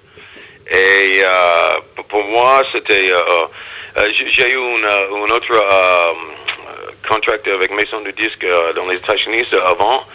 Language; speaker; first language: French; non-native, learner; English